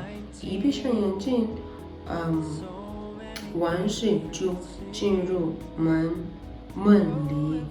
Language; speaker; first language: Chinese; non-native, learner; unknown